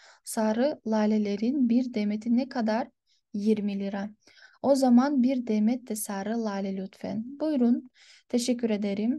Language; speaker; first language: Turkish; non-native, fluent; Kyrgyz